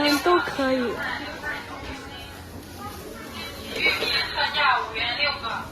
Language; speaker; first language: Chinese; non-native, fluent; Lao